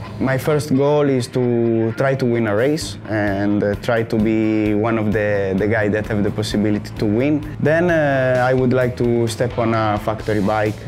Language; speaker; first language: English; non-native, fluent; Italian